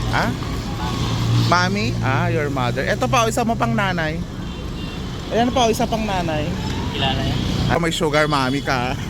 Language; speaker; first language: Filipino; native; Filipino